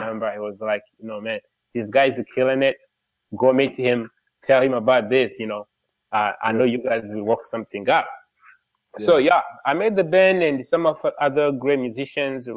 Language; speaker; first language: English; non-native, local second language; Kinyarwanda